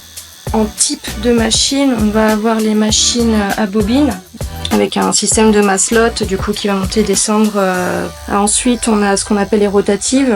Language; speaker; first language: French; native; French